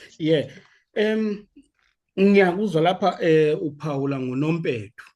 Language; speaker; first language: Zulu; native; Zulu